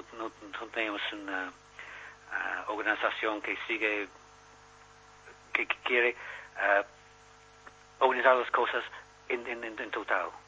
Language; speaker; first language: Spanish; non-native, learner; English